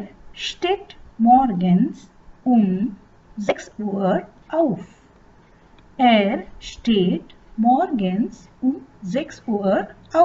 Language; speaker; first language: German; non-native, fluent; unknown